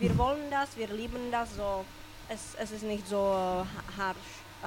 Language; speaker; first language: German; non-native, learner; Czech